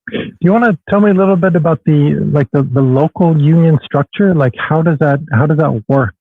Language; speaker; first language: English; non-native, fluent; Swedish